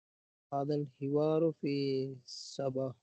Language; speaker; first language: Arabic; non-native, learner; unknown